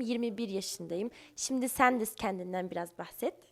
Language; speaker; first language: Turkish; early bilingual, other home language; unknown